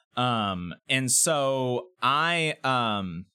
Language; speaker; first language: English; native; English